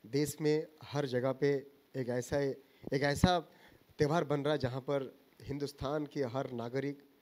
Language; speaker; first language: Hindi; non-native, local second language; Bangla